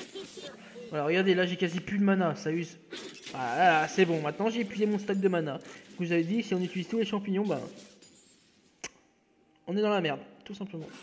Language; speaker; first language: French; native; French